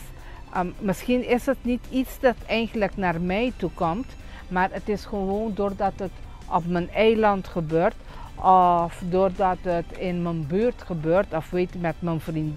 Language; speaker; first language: Dutch; non-native, local second language; Papiamento